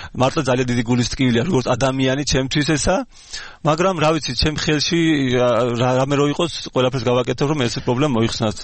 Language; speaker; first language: Georgian; early bilingual, heritage; Georgian